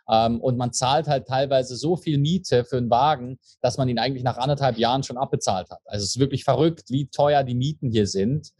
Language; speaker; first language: German; native; German